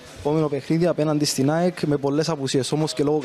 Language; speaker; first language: Greek; native; Greek